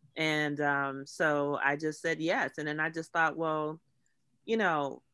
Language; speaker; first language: English; native; English